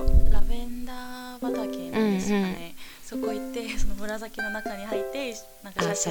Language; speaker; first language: Japanese; non-native, fluent; Korean